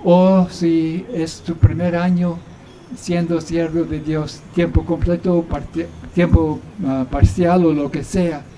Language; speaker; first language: Spanish; non-native, fluent; English